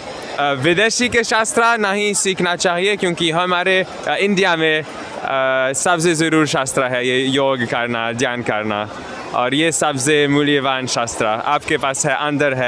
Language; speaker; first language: Hindi; non-native, learner; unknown